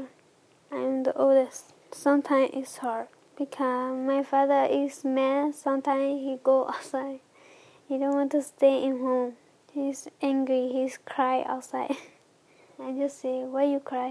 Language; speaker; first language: English; non-native, learner; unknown